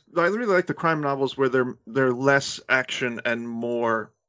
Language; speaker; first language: English; early bilingual, other home language; Spanish